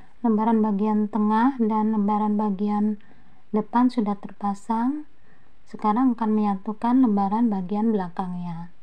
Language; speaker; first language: Indonesian; native; Indonesian